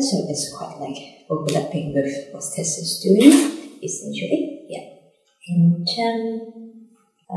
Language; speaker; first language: English; non-native, local second language; Cantonese